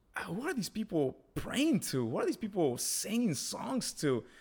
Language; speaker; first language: English; early bilingual, other home language; Spanish